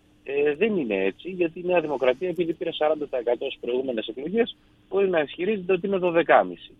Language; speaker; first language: Greek; native; Greek